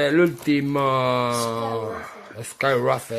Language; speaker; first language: Spanish; native; Spanish